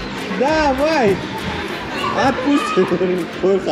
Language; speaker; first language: Russian; non-native, fluent; Uzbek